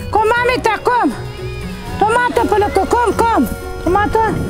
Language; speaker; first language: Dutch; non-native, learner; Turkish